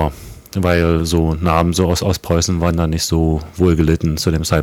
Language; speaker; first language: German; native; German